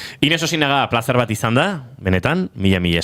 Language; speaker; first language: Basque; native; Basque